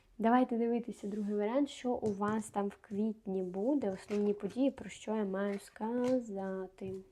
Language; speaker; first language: Ukrainian; non-native, local second language; Russian